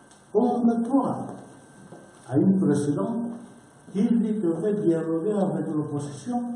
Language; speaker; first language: French; non-native, learner; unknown